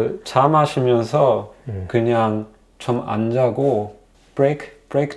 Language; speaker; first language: Korean; non-native, fluent; German